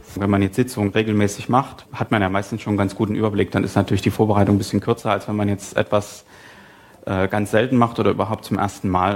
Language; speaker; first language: German; native; German